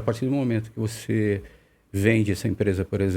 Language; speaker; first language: Portuguese; native; Portuguese